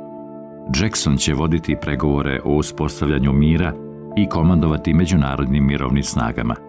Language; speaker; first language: Bosnian; native; Bosnian